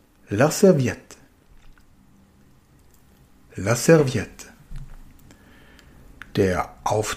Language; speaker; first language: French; non-native, fluent; German